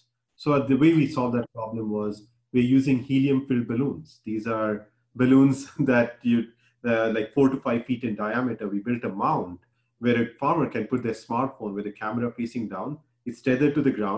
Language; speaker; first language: English; non-native, local second language; Hindi